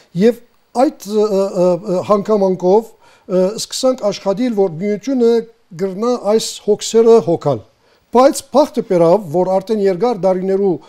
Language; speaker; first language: Armenian; early bilingual, heritage; Armenian